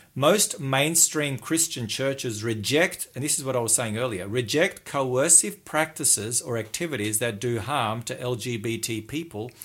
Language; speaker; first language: English; native; English